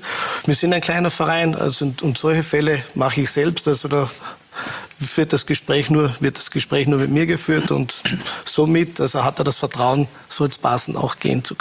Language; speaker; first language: German; native; German